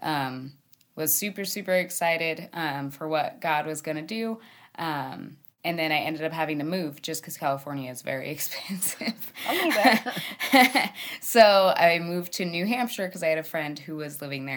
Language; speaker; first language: English; native; English